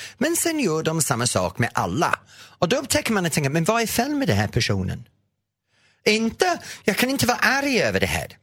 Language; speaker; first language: Swedish; non-native, fluent; English